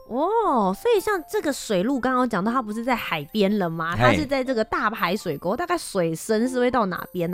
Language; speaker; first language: Chinese; native; Chinese